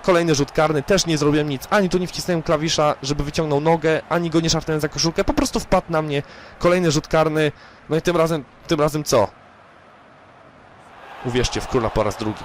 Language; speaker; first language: Polish; native; Polish